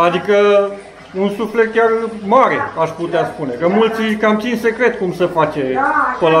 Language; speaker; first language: Romanian; native; Romanian